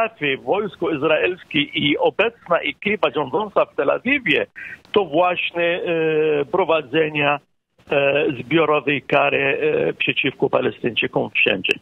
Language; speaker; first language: Polish; non-native, fluent; Arabic